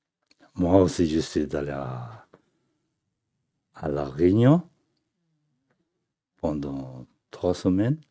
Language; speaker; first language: French; non-native, fluent; Tibetan